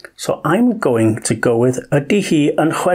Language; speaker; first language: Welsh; non-native, learner; English